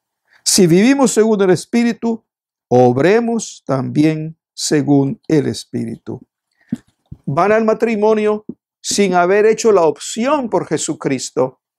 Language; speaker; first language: Spanish; native; Spanish